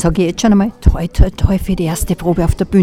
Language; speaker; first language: German; native; German